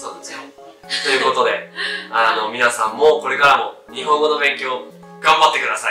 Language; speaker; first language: Japanese; native; Japanese